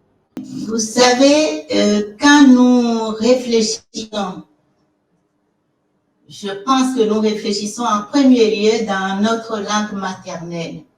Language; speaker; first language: French; non-native, local second language; Fon